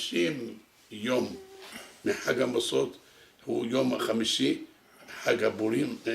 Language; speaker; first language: Hebrew; non-native, local second language; Arabic